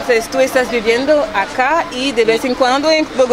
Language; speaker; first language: Spanish; non-native, learner; French